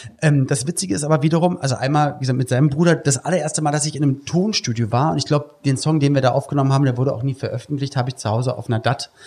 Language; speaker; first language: German; native; German